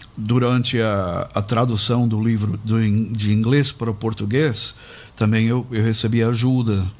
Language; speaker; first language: Portuguese; native; Portuguese